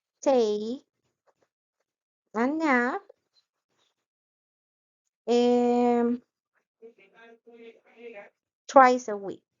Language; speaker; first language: English; non-native, fluent; Spanish